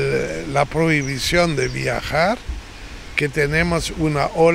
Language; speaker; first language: Spanish; non-native, fluent; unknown